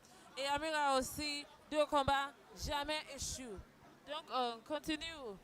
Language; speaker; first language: French; non-native, learner; Yoruba